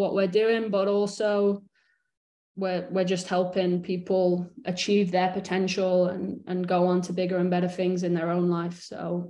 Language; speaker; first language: English; native; English